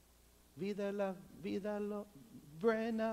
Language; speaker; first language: Spanish; non-native, local second language; English